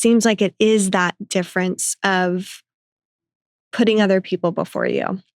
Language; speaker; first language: English; native; English